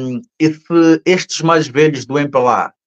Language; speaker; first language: Portuguese; native; Portuguese